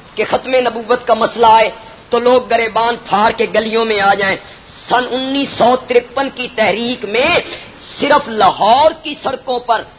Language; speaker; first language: Urdu; non-native, local second language; Punjabi